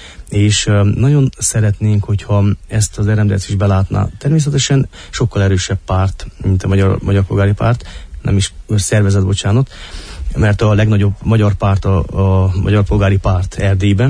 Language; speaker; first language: Hungarian; native; Hungarian